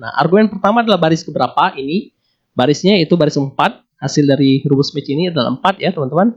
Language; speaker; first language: Indonesian; native; Indonesian